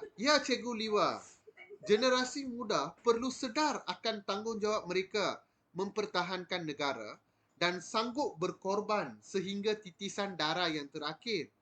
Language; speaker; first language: Malay; non-native, local second language; Tamil